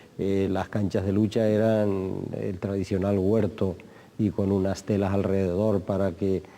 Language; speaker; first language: Spanish; native; Spanish